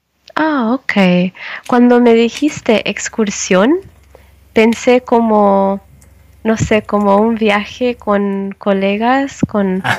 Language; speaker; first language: Spanish; non-native, learner; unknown